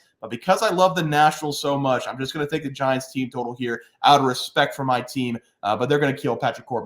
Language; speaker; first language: English; native; English